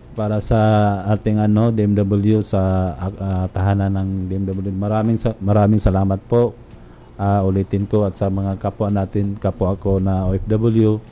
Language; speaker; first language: Filipino; non-native, local second language; Cebuano